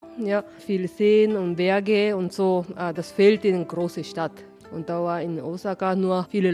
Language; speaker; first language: German; non-native, learner; Japanese